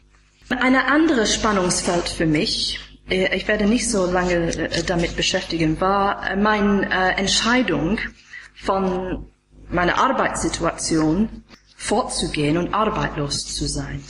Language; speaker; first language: German; non-native, fluent; English